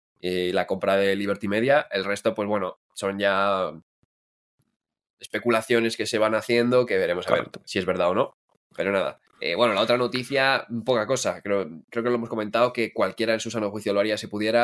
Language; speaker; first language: Spanish; native; Spanish